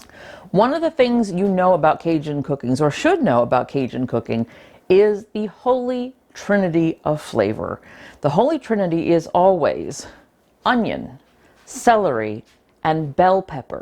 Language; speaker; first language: English; native; English